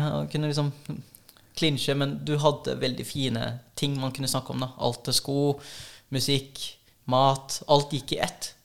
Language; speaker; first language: Norwegian; early bilingual, other home language; Filipino